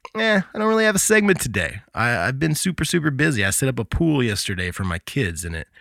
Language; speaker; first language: English; native; English